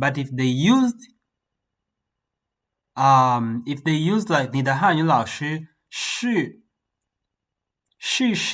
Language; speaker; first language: Chinese; non-native, fluent; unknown